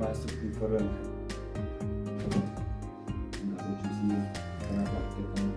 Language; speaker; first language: Indonesian; non-native, learner; Turkish